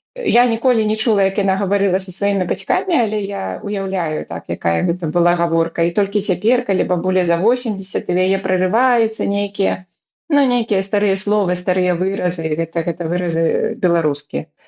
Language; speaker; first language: Belarusian; non-native, local second language; Russian